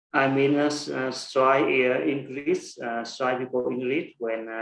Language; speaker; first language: English; non-native, learner; Vietnamese